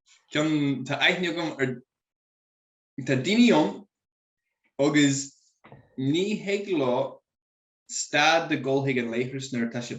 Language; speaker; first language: Irish; non-native, local second language; English